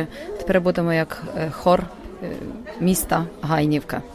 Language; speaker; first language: Ukrainian; early bilingual, heritage; Ukrainian